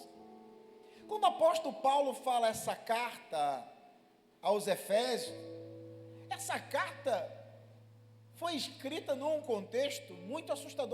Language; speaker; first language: Portuguese; native; Portuguese